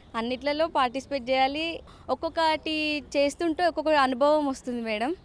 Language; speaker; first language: Telugu; native; Telugu